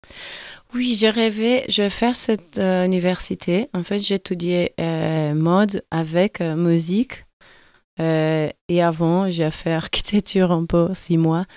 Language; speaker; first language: French; non-native, fluent; Portuguese